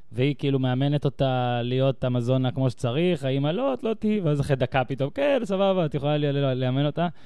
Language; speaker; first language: Hebrew; native; Hebrew